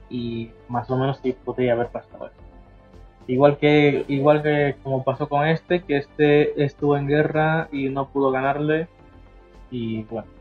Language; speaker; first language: Spanish; native; Spanish